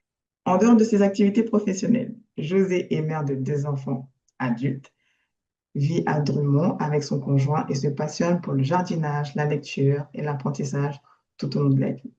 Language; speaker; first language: French; native; French